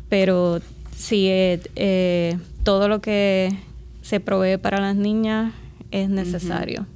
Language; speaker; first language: Spanish; native; Spanish